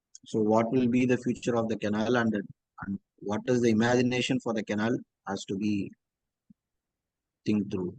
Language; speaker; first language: English; non-native, local second language; Tamil